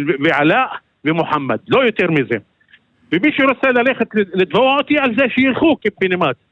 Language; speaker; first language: Hebrew; non-native, local second language; Arabic